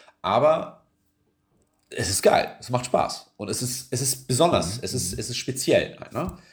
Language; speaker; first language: German; early bilingual, other home language; Turkish